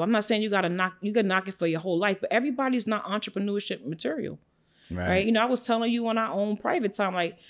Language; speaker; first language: English; native; English